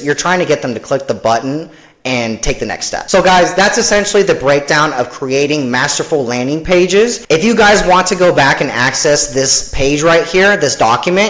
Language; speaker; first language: English; native; English